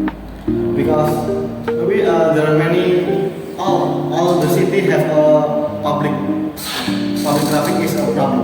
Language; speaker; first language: English; non-native, learner; Indonesian